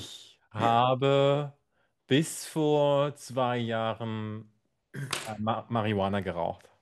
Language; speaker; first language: German; non-native, fluent; Arabic